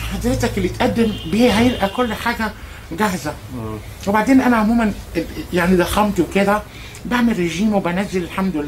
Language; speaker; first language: Arabic; native; Arabic